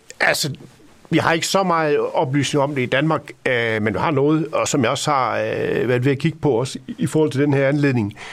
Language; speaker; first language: Danish; native; Danish